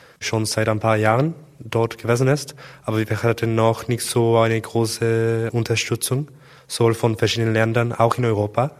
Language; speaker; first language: German; non-native, learner; Spanish